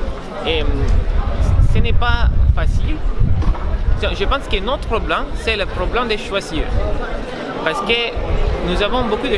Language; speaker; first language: French; non-native, learner; Italian